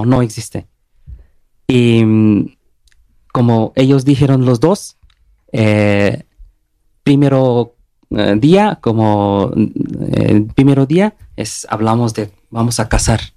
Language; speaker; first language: Spanish; non-native, learner; Bangla